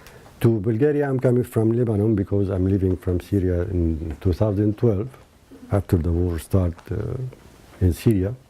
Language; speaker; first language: English; non-native, learner; Arabic